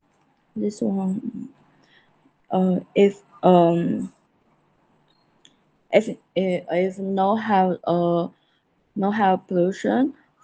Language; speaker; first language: English; non-native, learner; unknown